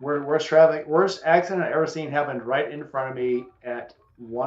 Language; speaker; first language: English; native; English